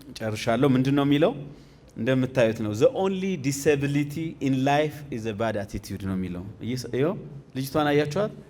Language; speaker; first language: Amharic; native; Amharic